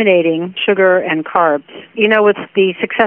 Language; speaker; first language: English; native; English